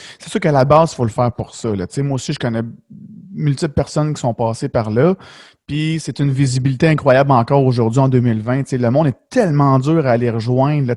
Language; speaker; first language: French; native; French